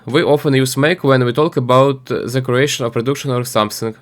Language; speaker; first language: English; non-native, learner; Ukrainian